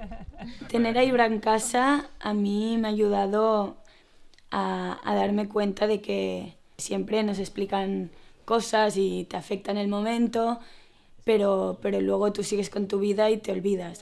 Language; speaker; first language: Spanish; non-native, local second language; Catalan